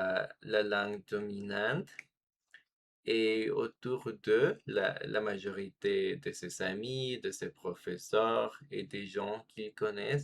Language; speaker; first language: French; non-native, fluent; Spanish